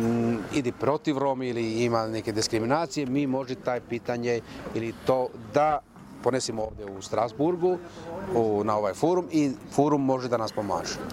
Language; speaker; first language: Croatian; non-native, local second language; Romany